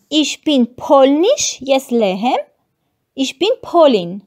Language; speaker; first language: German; non-native, fluent; Armenian